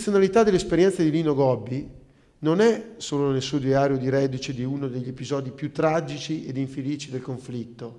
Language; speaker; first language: Italian; native; Italian